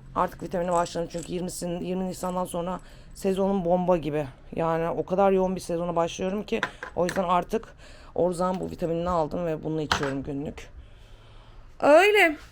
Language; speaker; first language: Turkish; native; Turkish